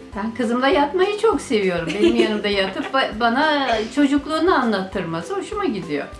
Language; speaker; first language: Turkish; native; Turkish